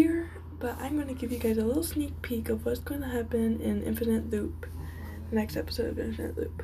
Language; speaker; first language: English; native; English